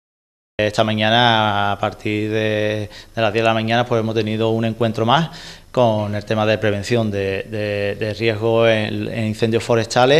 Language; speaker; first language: Spanish; native; Spanish